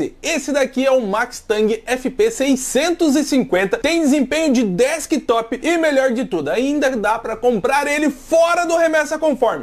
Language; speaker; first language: Portuguese; native; Portuguese